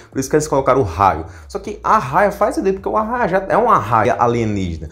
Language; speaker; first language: Portuguese; native; Portuguese